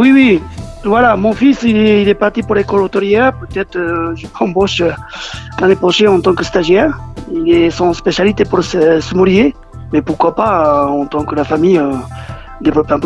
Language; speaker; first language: French; non-native, learner; Japanese